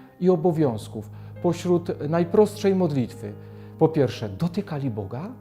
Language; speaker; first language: Polish; native; Polish